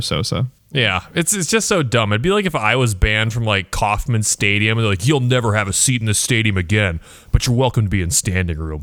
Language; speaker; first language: English; native; English